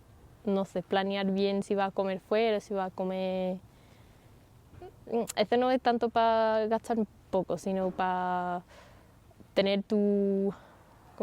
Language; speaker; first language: Spanish; non-native, fluent; English